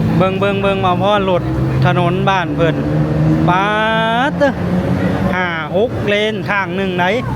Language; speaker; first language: Thai; native; Thai